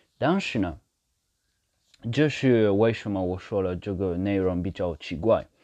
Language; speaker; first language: Chinese; non-native, learner; French